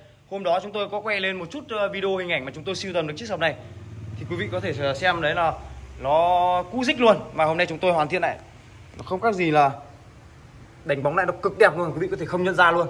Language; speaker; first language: Vietnamese; native; Vietnamese